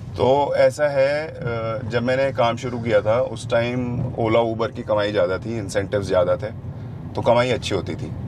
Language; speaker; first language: Hindi; native; Hindi